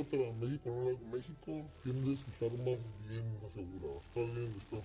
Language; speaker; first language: Spanish; native; Spanish